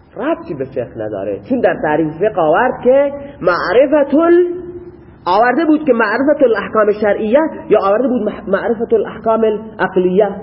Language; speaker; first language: Persian; non-native, local second language; Baluchi